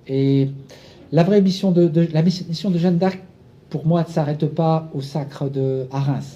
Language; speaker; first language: French; native; French